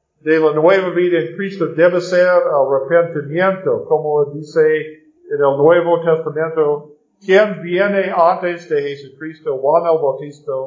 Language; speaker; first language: Spanish; non-native, learner; English